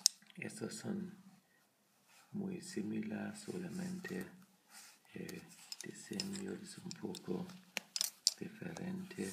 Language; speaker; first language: Spanish; non-native, learner; German